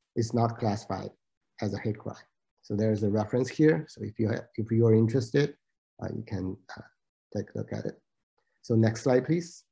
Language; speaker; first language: English; non-native, fluent; Chinese